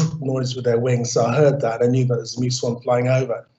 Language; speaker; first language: English; native; English